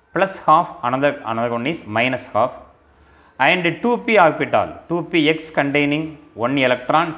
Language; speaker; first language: English; non-native, local second language; Tamil